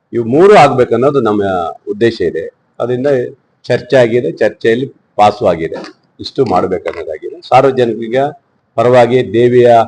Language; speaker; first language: Kannada; native; Kannada